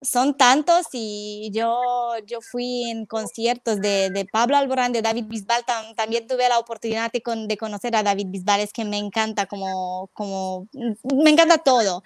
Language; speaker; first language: Spanish; non-native, fluent; Romanian